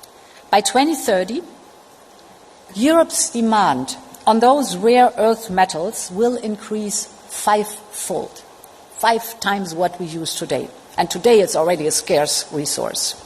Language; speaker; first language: English; non-native, fluent; German